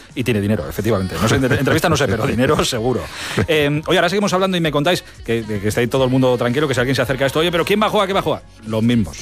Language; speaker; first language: Spanish; native; Spanish